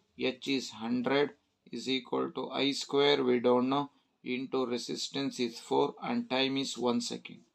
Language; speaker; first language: English; non-native, local second language; Kannada